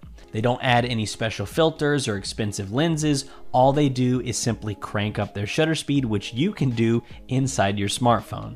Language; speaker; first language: English; native; English